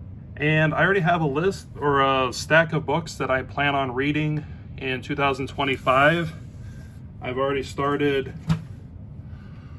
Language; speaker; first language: English; native; English